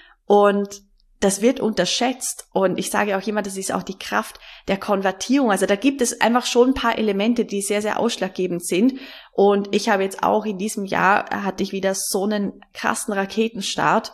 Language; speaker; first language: German; native; German